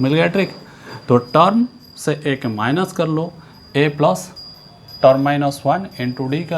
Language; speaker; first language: Hindi; non-native, local second language; Odia